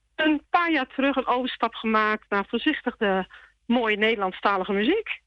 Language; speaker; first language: Dutch; native; Dutch